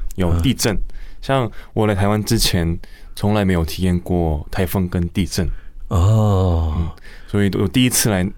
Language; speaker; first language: Chinese; non-native, fluent; Korean